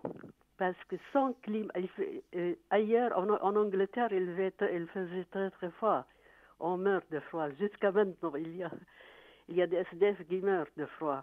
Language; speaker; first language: French; non-native, fluent; Arabic